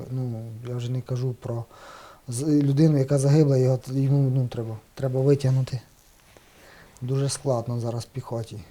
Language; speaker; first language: Ukrainian; native; Ukrainian